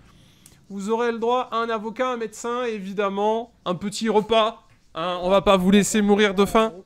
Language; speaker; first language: French; native; French